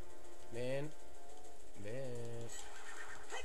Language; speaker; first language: Spanish; native; Spanish